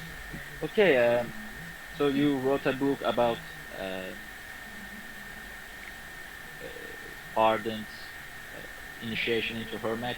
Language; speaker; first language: English; non-native, learner; Turkish